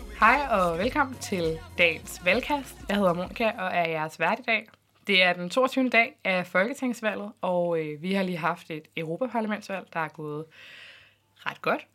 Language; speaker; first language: Danish; native; Danish